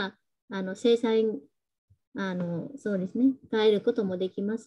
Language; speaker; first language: Japanese; non-native, fluent; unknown